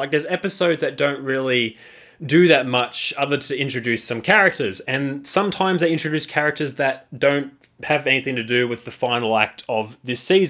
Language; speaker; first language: English; native; English